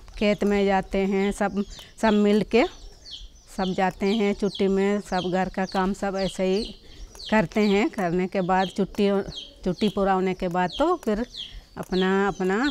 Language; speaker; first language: Hindi; non-native, local second language; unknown